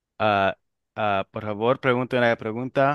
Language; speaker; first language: Spanish; non-native, local second language; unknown